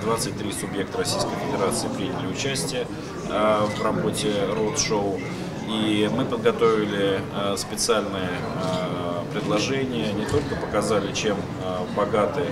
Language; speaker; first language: Russian; native; Russian